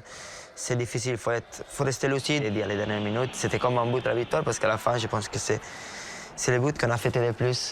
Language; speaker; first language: French; non-native, fluent; Portuguese